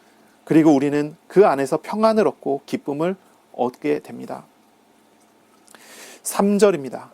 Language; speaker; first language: Korean; native; Korean